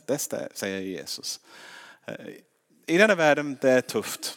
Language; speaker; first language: Swedish; non-native, fluent; English